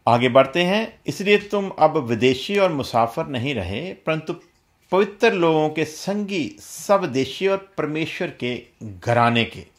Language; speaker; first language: Hindi; non-native, local second language; Punjabi